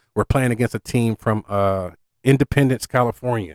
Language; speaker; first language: English; native; English